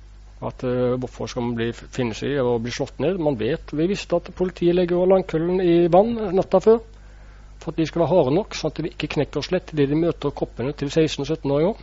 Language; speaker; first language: Norwegian; native; Norwegian